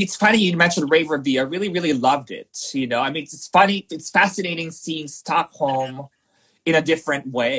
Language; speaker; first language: English; non-native, local second language; Filipino